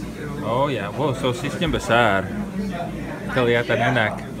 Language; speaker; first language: Indonesian; non-native, fluent; English